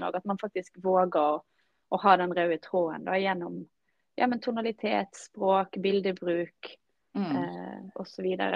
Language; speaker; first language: Norwegian; native; Norwegian